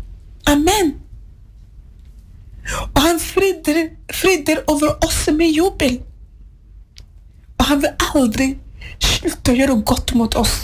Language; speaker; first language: Swedish; non-native, learner; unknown